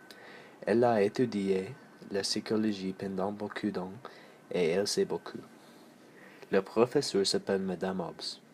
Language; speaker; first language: French; non-native, learner; English